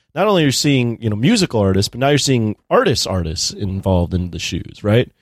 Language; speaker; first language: English; native; English